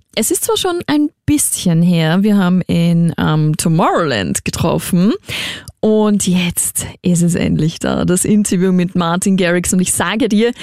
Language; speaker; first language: German; native; German